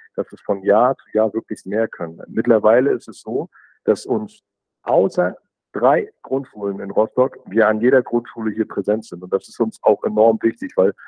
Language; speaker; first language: German; native; German